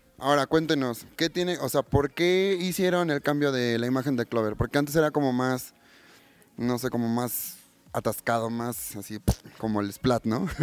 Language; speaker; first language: Spanish; native; Spanish